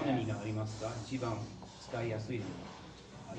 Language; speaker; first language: Japanese; non-native, fluent; English